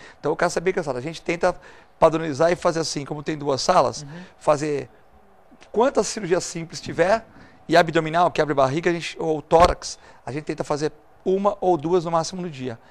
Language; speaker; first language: Portuguese; native; Portuguese